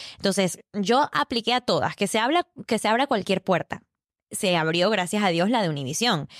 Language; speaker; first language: Spanish; native; Spanish